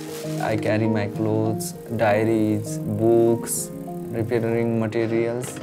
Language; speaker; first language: English; non-native, local second language; Marathi